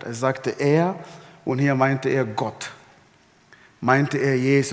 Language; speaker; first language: German; non-native, fluent; Arabic